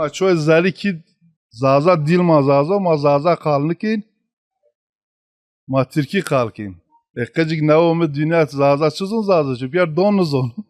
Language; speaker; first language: Turkish; non-native, local second language; Zaza